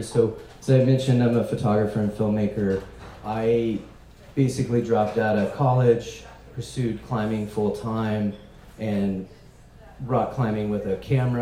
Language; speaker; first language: English; native; English